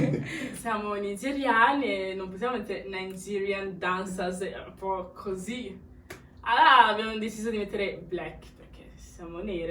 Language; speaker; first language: Italian; early bilingual, other home language; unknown